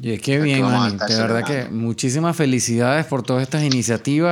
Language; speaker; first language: Spanish; native; Spanish